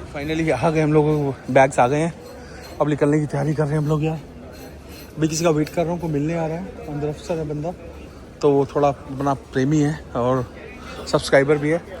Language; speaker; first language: Hindi; native; Hindi